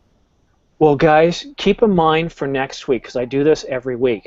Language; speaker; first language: English; native; English